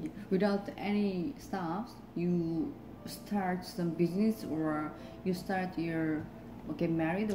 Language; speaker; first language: English; non-native, learner; Korean